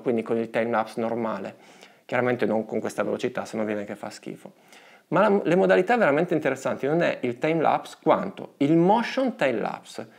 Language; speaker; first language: Italian; native; Italian